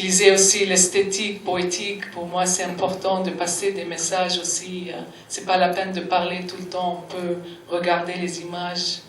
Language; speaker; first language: French; non-native, fluent; Arabic